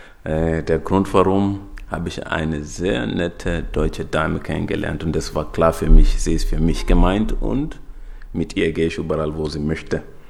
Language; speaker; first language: German; non-native, fluent; Swahili